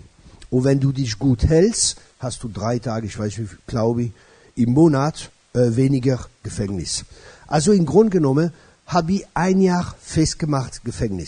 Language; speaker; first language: German; non-native, fluent; French